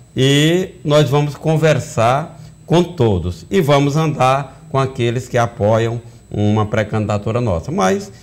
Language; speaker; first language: Portuguese; native; Portuguese